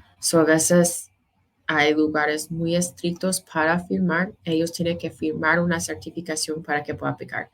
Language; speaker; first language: Spanish; non-native, fluent; English